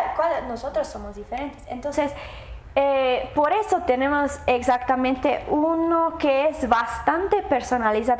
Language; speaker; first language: Spanish; non-native, learner; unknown